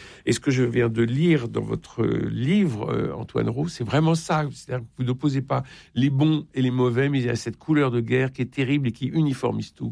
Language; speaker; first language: French; native; French